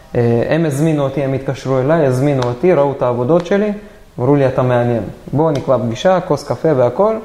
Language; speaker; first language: Hebrew; native; Hebrew